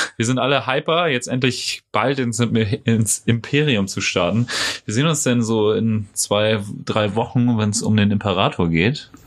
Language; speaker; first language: German; native; German